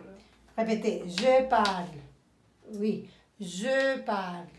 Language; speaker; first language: French; non-native, fluent; Spanish